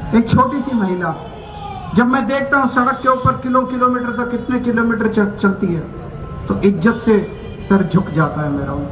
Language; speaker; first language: Hindi; native; Hindi